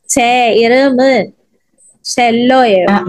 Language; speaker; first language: Korean; non-native, fluent; Filipino